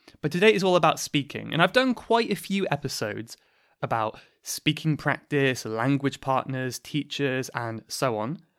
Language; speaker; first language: English; native; English